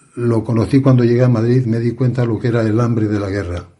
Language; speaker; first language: Spanish; native; Spanish